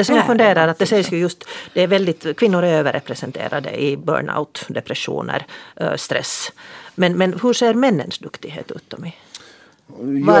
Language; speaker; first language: Swedish; native; Swedish